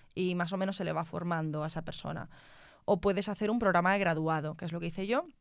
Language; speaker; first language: Spanish; native; Spanish